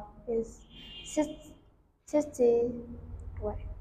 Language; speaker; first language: English; non-native, learner; Vietnamese